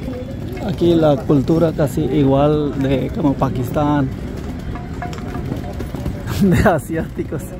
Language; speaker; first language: Spanish; non-native, learner; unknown